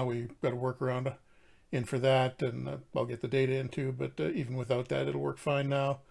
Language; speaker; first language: English; native; English